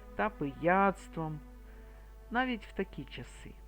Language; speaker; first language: Ukrainian; native; Ukrainian